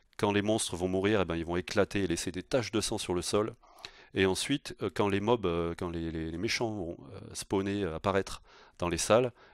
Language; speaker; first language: French; native; French